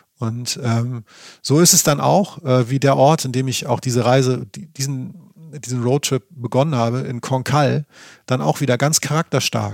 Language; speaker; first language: German; native; German